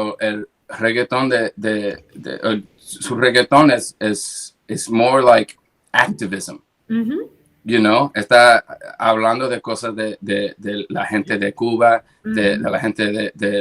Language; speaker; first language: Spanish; early bilingual, heritage; English